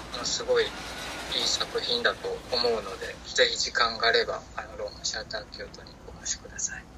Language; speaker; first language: Japanese; native; Japanese